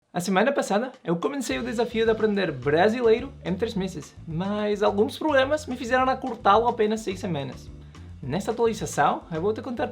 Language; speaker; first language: Portuguese; non-native, learner; Spanish